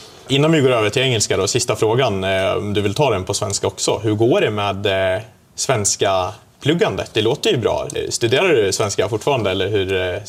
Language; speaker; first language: Swedish; native; Swedish